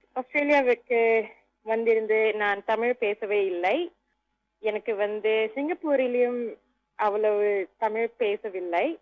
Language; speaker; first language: Tamil; non-native, local second language; English